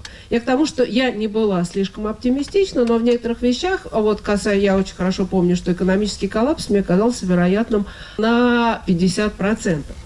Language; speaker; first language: Russian; native; Russian